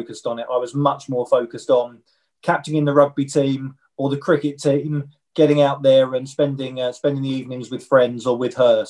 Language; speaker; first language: English; native; English